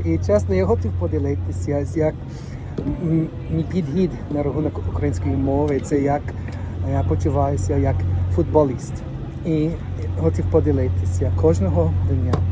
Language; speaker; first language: Ukrainian; non-native, learner; English